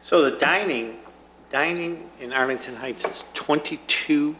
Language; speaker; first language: English; native; English